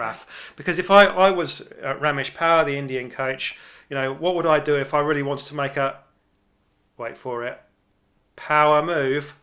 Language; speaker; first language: English; native; English